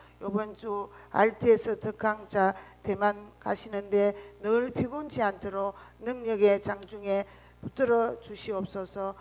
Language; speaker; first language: Korean; native; Korean